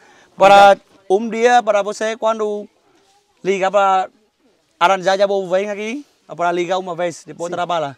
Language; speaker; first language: Portuguese; non-native, learner; Vietnamese